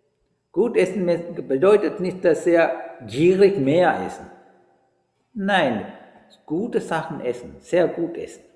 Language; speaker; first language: German; non-native, fluent; Sinhala